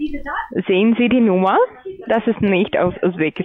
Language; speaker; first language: German; non-native, learner; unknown